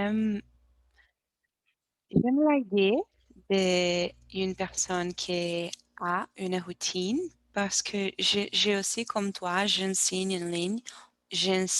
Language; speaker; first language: French; non-native, learner; Portuguese